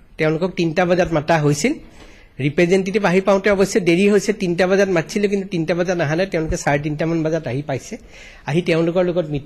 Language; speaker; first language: Assamese; non-native, local second language; Bangla